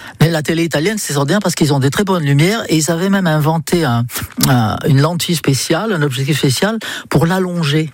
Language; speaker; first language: French; non-native, fluent; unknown